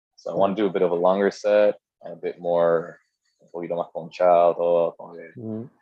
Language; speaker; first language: Spanish; native; Spanish